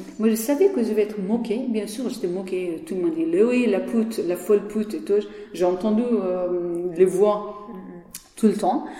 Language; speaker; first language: French; non-native, learner; Persian